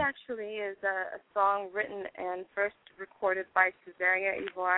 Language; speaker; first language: English; early bilingual, other home language; French